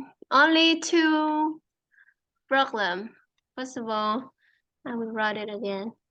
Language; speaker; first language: English; non-native, fluent; Vietnamese